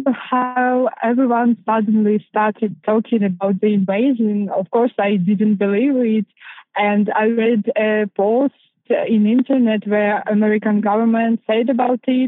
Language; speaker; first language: English; non-native, fluent; Ukrainian